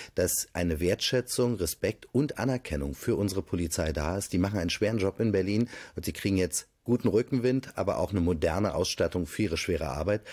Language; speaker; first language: German; native; German